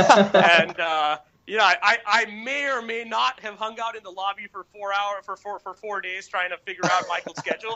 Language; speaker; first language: English; native; English